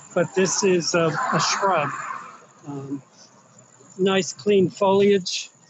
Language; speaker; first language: English; native; English